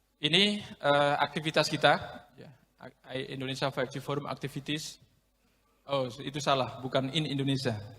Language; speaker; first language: Indonesian; non-native, local second language; Javanese